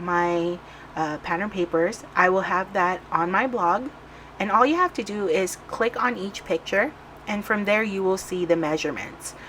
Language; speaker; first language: English; native; English